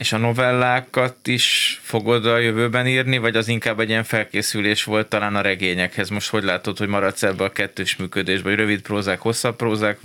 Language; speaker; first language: Hungarian; native; Hungarian